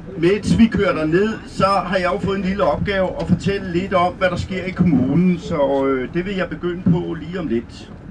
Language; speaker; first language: Danish; native; Danish